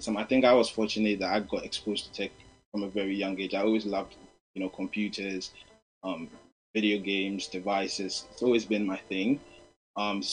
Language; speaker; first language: English; non-native, local second language; Akan